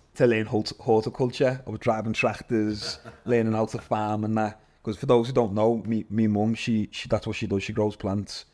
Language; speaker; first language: English; native; English